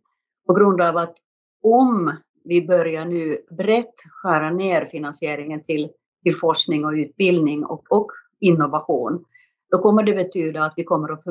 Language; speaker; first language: Swedish; non-native, fluent; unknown